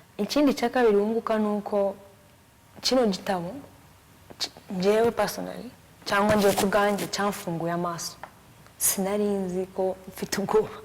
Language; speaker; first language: Kinyarwanda; early bilingual, heritage; Kinyarwanda